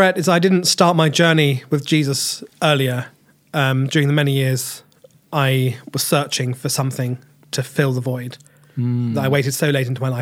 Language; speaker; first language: English; native; English